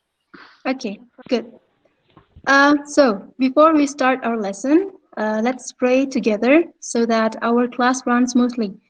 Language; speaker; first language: English; non-native, fluent; Indonesian